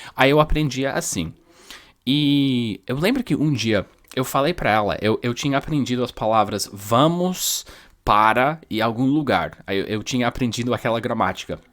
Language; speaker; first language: Portuguese; non-native, fluent; English